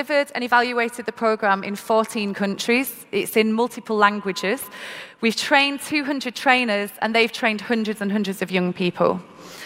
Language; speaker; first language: English; native; English